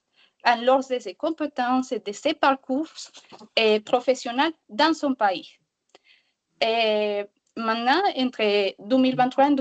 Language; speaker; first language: French; non-native, learner; Spanish